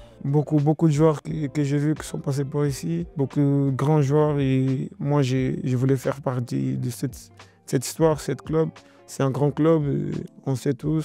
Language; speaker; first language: French; non-native, learner; Portuguese